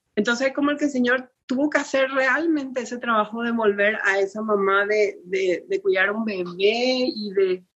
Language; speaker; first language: Spanish; native; Spanish